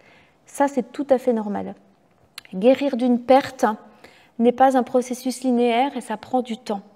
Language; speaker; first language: French; native; French